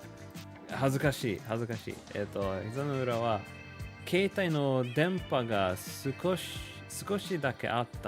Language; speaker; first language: Japanese; non-native, learner; English